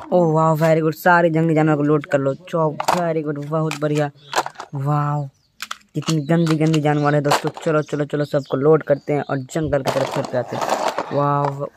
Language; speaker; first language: Hindi; native; Hindi